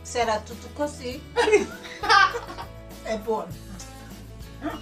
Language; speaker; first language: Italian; non-native, learner; Portuguese